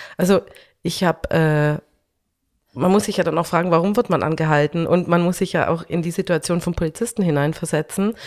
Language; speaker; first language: German; early bilingual, other home language; Hungarian